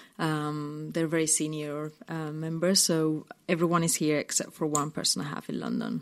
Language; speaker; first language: English; non-native, fluent; Spanish